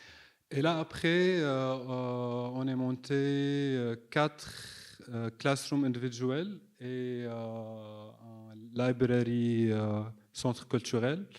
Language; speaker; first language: French; non-native, fluent; Arabic